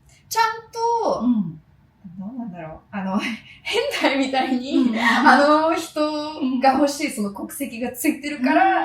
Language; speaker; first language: Japanese; non-native, fluent; English